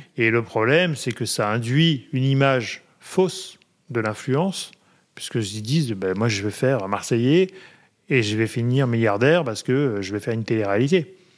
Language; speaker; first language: French; native; French